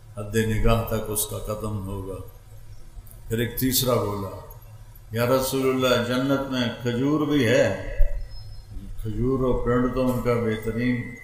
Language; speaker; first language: Urdu; non-native, local second language; Punjabi